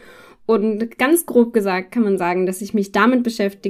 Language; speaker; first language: German; native; German